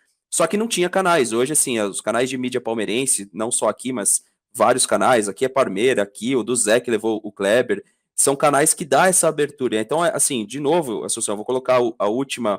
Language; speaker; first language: Portuguese; native; Portuguese